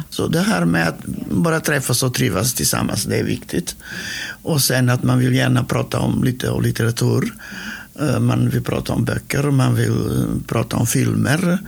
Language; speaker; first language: Swedish; non-native, fluent; Macedonian